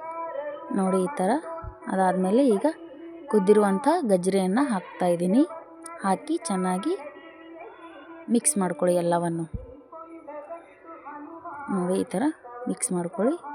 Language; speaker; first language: Kannada; native; Kannada